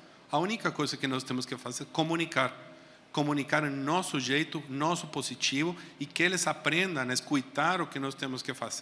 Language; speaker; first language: Portuguese; non-native, fluent; Spanish